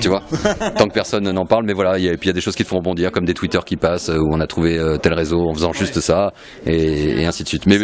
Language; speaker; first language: French; native; French